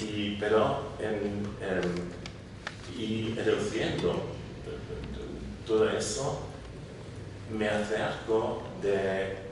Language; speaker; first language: Spanish; non-native, learner; German